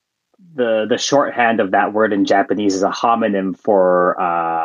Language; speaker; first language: English; native; English